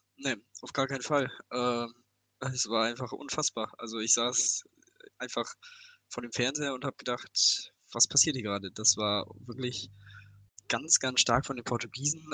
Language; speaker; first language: German; native; German